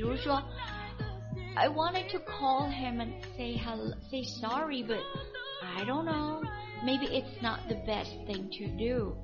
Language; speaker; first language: English; non-native, fluent; Chinese